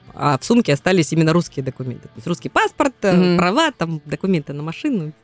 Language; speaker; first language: Russian; native; Russian